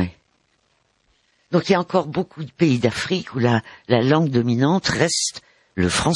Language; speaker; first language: French; native; French